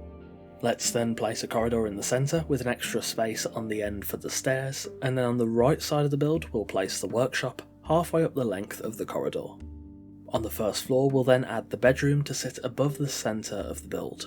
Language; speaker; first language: English; native; English